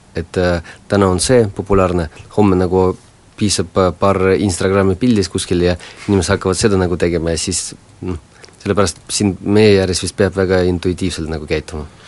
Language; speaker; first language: Estonian; non-native, local second language; Russian